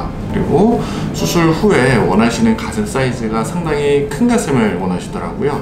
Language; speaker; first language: Korean; native; Korean